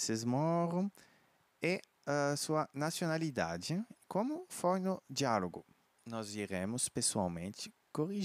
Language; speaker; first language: Portuguese; non-native, fluent; French